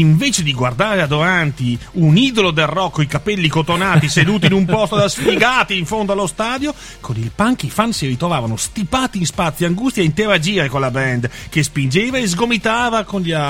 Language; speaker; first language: Italian; native; Italian